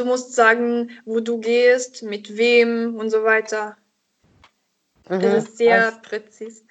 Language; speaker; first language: German; non-native, learner; Italian